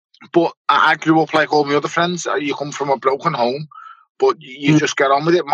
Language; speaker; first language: English; native; English